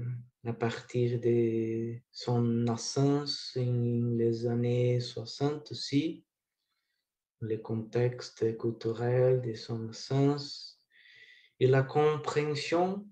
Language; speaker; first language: French; non-native, learner; Portuguese